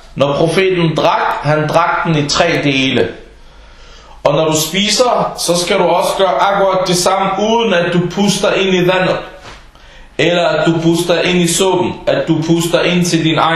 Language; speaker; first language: Danish; non-native, fluent; Arabic